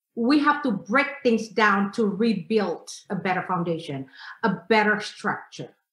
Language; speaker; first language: English; non-native, fluent; Indonesian